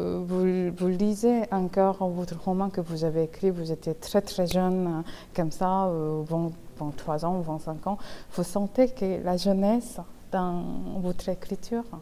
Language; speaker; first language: French; non-native, fluent; Korean